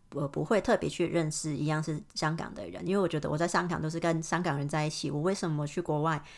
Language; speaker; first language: Chinese; non-native, fluent; Cantonese